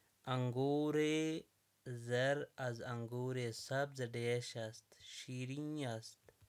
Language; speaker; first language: Persian; non-native, fluent; Urdu